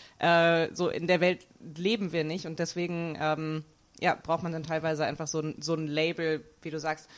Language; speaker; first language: German; native; German